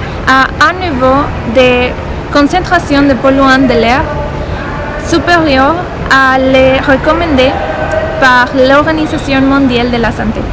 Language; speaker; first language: French; non-native, learner; Spanish